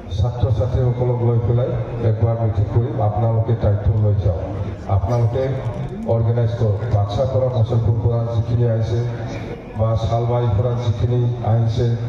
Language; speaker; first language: Assamese; non-native, local second language; Bodo